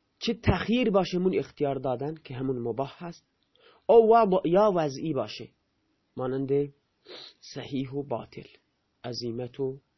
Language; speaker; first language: Persian; non-native, local second language; Baluchi